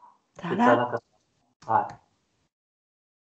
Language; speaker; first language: Japanese; non-native, learner; Chinese